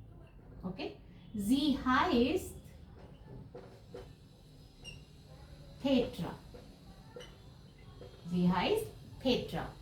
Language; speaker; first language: German; non-native, fluent; Hindi